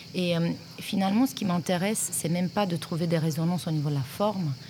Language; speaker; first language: French; non-native, fluent; Romanian